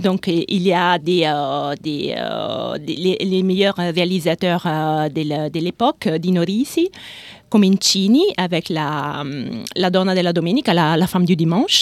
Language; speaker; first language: French; non-native, fluent; Italian